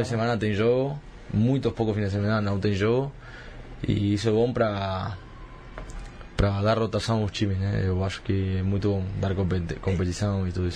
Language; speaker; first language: Portuguese; early bilingual, heritage; Spanish